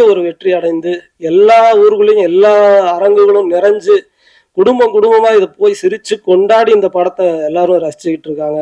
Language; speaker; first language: Tamil; native; Tamil